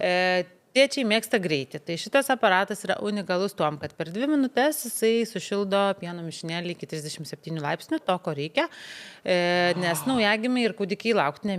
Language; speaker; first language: Lithuanian; native; Lithuanian